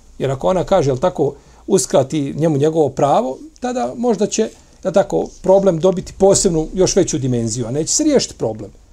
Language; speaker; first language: Bosnian; native; Bosnian